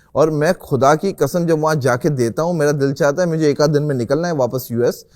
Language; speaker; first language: Urdu; native; Urdu